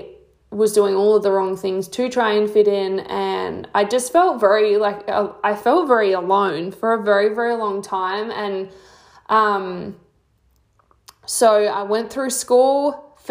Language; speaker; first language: English; native; English